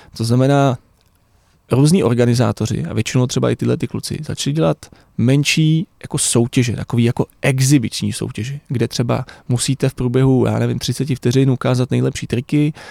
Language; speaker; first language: Czech; native; Czech